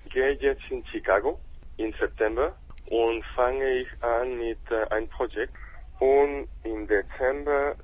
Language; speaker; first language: German; non-native, learner; Spanish